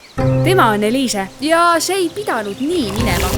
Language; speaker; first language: Estonian; native; Estonian